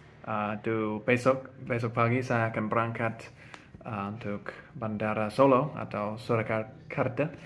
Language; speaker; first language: Indonesian; non-native, fluent; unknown